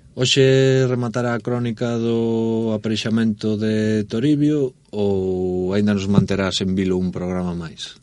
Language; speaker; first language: Galician; native; Galician